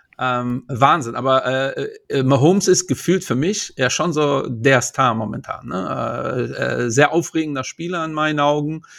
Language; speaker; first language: German; early bilingual, other home language; Portuguese